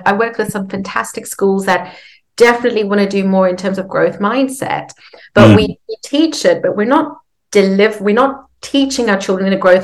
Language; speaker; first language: English; native; English